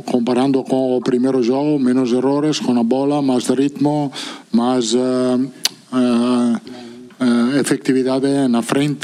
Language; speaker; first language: Portuguese; non-native, learner; Italian